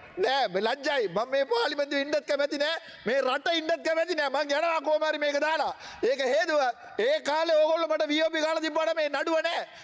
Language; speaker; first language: Sinhala; non-native, local second language; Tamil